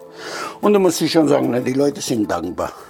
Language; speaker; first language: German; non-native, fluent; Italian